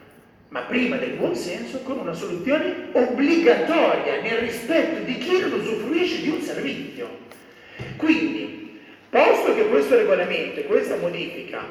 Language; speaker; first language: Italian; native; Italian